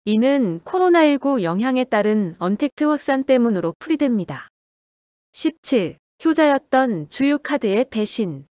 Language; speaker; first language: Korean; native; Korean